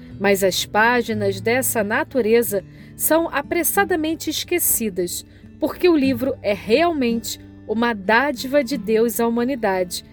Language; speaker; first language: Portuguese; native; Portuguese